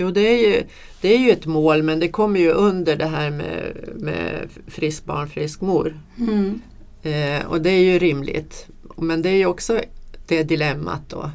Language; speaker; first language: Swedish; native; Swedish